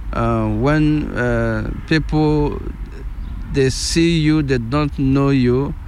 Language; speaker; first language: English; non-native, local second language; Igbo